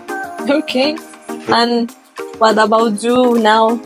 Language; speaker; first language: English; non-native, learner; Spanish